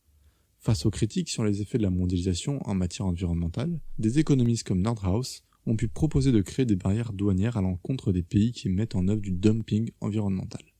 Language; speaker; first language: French; native; French